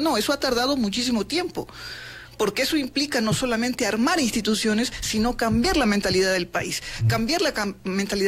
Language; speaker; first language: Spanish; native; Spanish